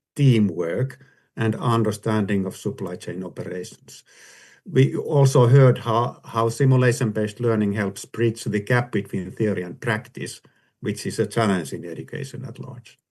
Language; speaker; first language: English; non-native, fluent; Finnish